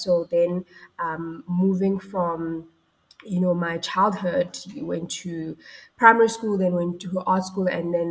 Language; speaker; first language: English; non-native, local second language; Tswana